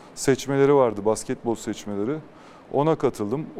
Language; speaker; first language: Turkish; native; Turkish